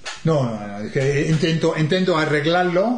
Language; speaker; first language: Spanish; non-native, fluent; English